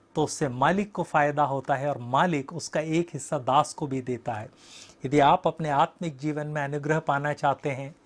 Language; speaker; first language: Hindi; native; Hindi